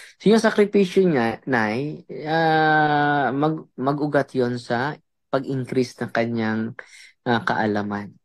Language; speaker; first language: Filipino; non-native, local second language; Cebuano